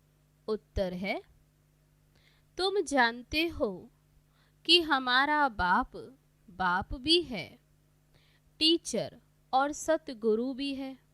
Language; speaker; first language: Hindi; native; Hindi